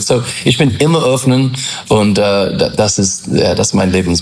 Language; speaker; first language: German; non-native, learner; English